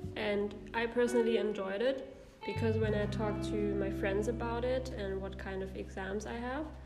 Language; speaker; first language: English; non-native, fluent; German